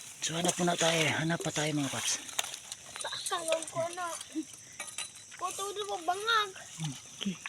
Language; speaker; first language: Filipino; non-native, local second language; Cebuano